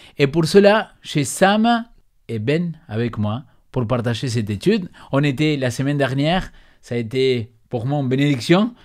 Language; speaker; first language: French; non-native, fluent; Spanish